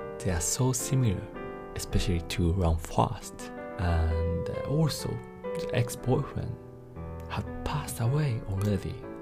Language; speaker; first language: English; non-native, fluent; Japanese